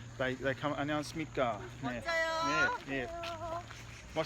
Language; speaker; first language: Korean; non-native, learner; English